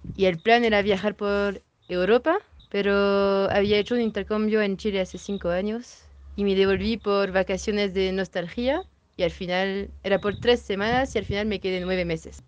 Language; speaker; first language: Spanish; non-native, fluent; French